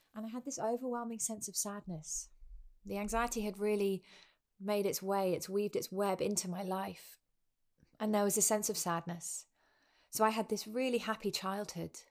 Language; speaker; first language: English; native; English